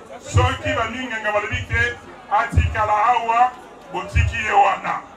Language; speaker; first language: Lingala; native; Lingala